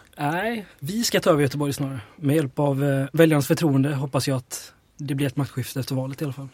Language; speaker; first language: Swedish; early bilingual, other home language; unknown